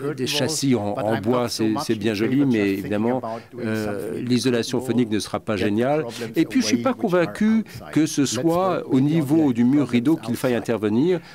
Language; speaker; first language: French; non-native, fluent; German